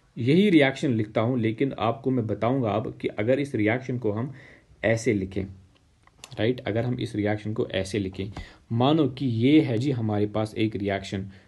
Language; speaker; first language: Hindi; non-native, local second language; Kashmiri